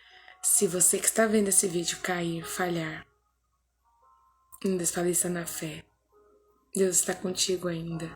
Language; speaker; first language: Portuguese; native; Portuguese